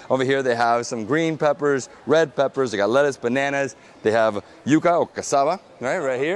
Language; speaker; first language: English; early bilingual, other home language; Spanish